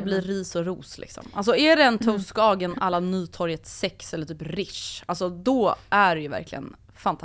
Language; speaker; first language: Swedish; native; Swedish